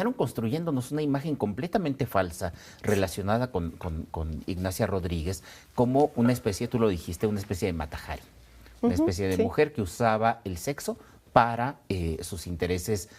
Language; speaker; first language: Spanish; native; Spanish